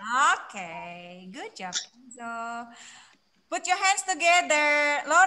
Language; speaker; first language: English; non-native, fluent; Indonesian